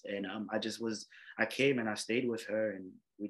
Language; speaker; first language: English; non-native, fluent; French